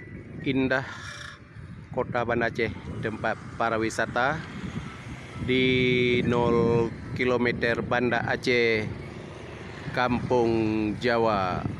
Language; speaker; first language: Indonesian; non-native, local second language; Achinese